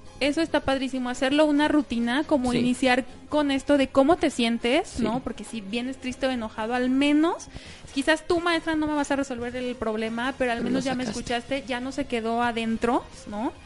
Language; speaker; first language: Spanish; native; Spanish